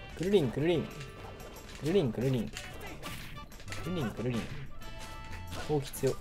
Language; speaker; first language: Japanese; native; Japanese